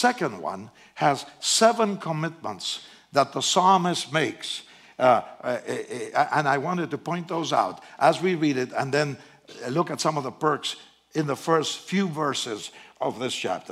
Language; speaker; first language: English; non-native, fluent; Spanish